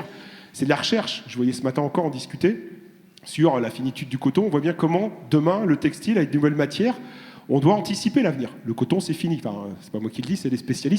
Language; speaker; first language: French; native; French